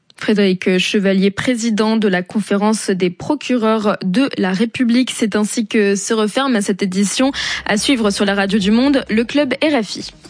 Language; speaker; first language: French; native; French